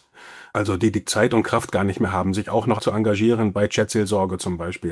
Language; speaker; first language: German; native; German